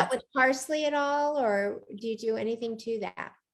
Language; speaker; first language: English; native; English